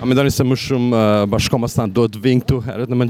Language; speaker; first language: Albanian; native; Albanian